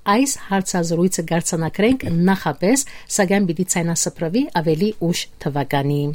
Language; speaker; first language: Armenian; native; Armenian